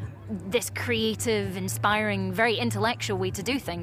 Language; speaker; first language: English; native; English